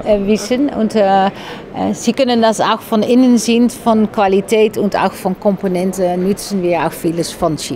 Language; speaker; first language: German; non-native, fluent; Dutch